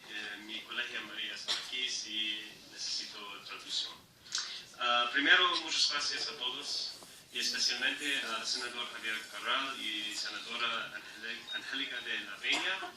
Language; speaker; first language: Spanish; non-native, learner; English